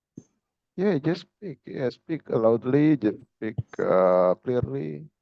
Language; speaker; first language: English; non-native, learner; Indonesian